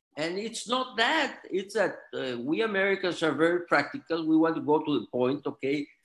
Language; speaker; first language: English; non-native, fluent; Spanish